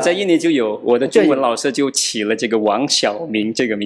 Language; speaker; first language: Chinese; non-native, fluent; Madurese